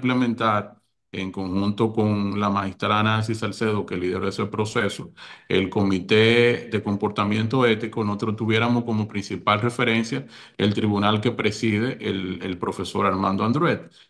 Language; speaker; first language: Spanish; native; Spanish